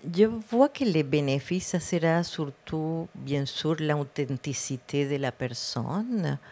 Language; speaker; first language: French; non-native, fluent; Spanish